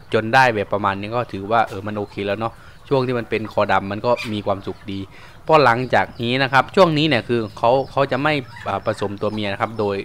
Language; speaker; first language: Thai; native; Thai